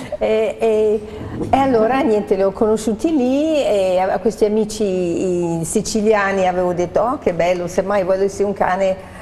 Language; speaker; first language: Italian; non-native, fluent; English